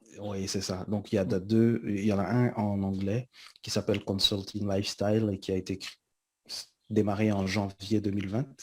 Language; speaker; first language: French; early bilingual, other home language; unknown